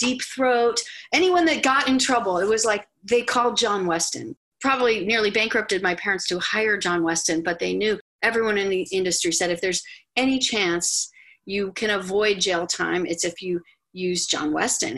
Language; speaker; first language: English; native; English